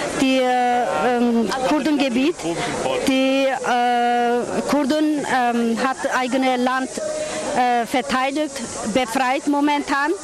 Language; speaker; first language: German; non-native, learner; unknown